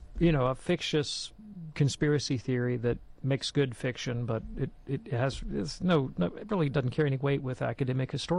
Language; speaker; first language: English; native; English